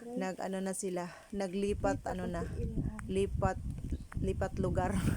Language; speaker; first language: Filipino; non-native, local second language; Cebuano